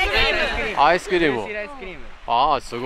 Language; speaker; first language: Japanese; non-native, learner; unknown